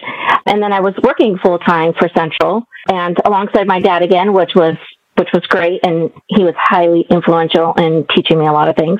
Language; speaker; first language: English; native; English